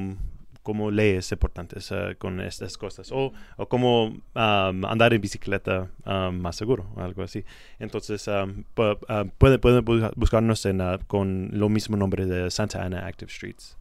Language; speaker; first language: Spanish; non-native, learner; English